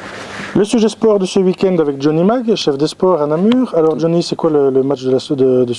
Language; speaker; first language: French; native; French